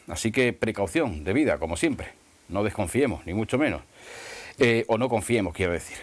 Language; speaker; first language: Spanish; native; Spanish